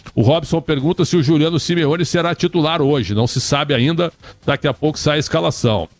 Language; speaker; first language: Portuguese; native; Portuguese